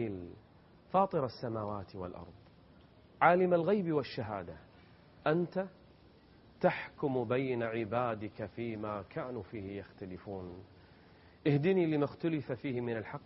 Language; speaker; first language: Arabic; native; Arabic